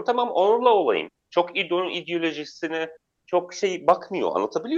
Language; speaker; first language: Turkish; non-native, fluent; Arabic